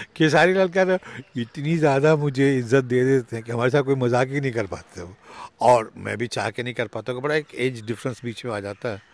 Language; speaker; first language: Hindi; native; Hindi